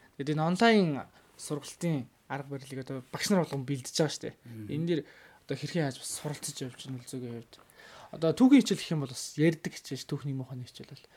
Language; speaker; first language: Mongolian; native; Mongolian